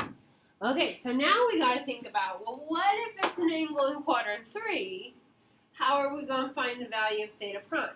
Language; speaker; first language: English; native; English